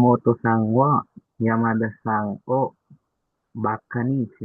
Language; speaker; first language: Japanese; non-native, learner; Filipino